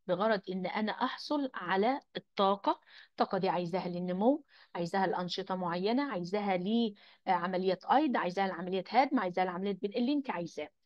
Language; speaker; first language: Arabic; native; Arabic